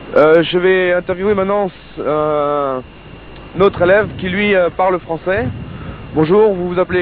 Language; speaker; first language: French; native; French